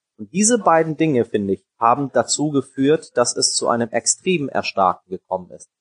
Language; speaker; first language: German; early bilingual, other home language; Persian